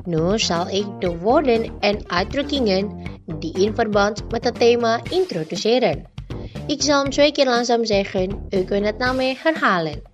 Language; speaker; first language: Dutch; non-native, learner; Indonesian